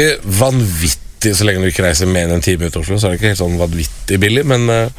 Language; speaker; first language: Norwegian; native; Norwegian